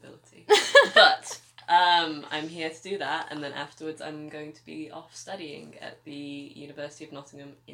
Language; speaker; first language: English; native; English